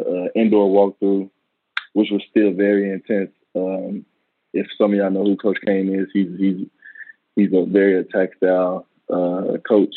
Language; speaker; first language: English; native; English